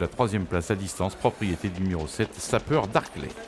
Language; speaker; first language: French; native; French